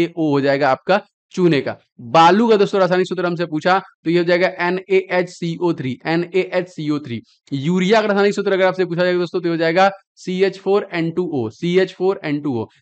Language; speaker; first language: Hindi; native; Hindi